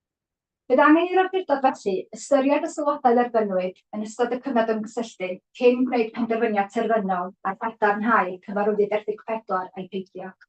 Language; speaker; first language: Welsh; native; Welsh